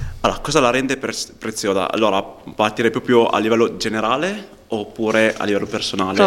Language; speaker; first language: Italian; non-native, fluent; Punjabi